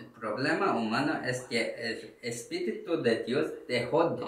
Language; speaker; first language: Spanish; non-native, learner; Korean